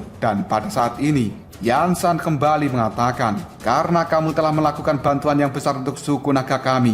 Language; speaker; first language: Indonesian; native; Indonesian